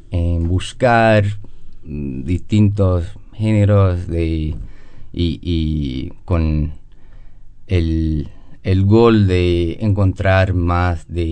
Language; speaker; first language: Spanish; non-native, learner; English